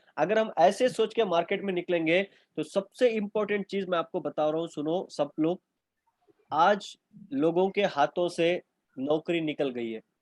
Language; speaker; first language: Hindi; non-native, local second language; Urdu